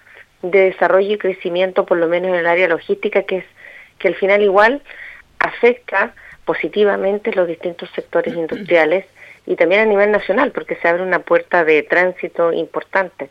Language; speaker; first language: Spanish; native; Spanish